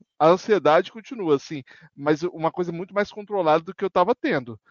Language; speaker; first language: Portuguese; native; Portuguese